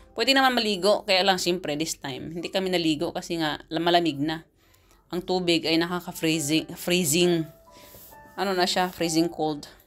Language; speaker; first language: Filipino; native; Filipino